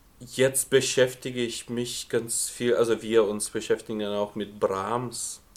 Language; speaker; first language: German; non-native, fluent; Lithuanian